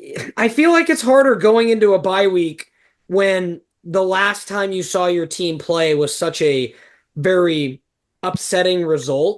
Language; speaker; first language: English; native; English